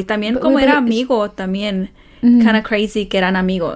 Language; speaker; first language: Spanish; early bilingual, heritage; Spanish